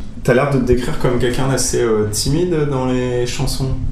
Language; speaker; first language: French; native; French